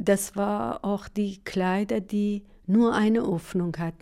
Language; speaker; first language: German; non-native, fluent; Persian